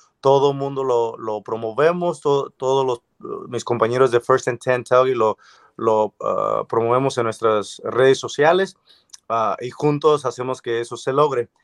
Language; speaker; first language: Spanish; early bilingual, other home language; English